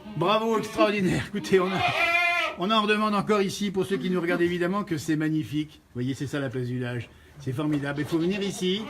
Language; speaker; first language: French; native; French